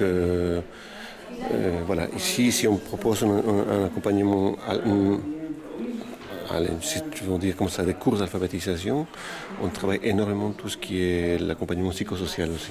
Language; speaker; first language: French; native; French